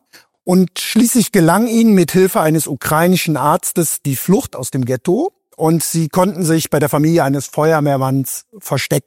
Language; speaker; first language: German; native; German